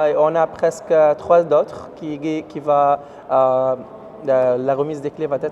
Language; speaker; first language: French; non-native, learner; Arabic